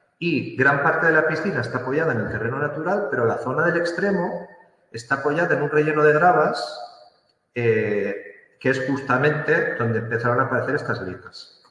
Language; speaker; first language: Spanish; native; Spanish